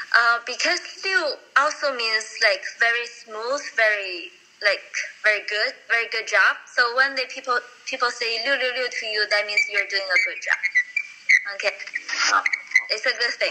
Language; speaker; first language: English; non-native, fluent; Chinese